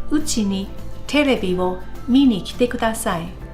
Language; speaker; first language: Japanese; non-native, fluent; English